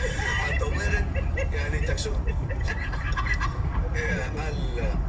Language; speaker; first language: Hebrew; native; Hebrew